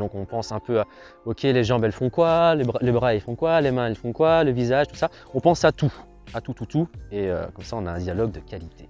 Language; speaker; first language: French; native; French